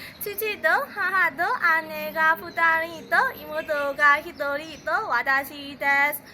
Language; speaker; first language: Japanese; non-native, learner; Burmese